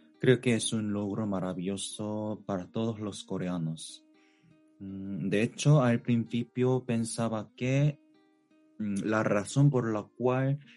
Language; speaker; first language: Spanish; non-native, fluent; Korean